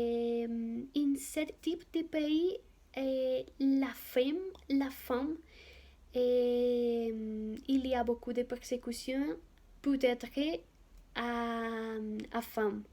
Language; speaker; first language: French; non-native, learner; Spanish